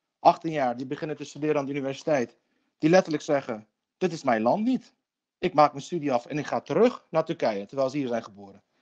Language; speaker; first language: Dutch; early bilingual, other home language; Turkish